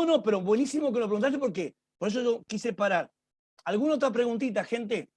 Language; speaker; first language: Spanish; native; Spanish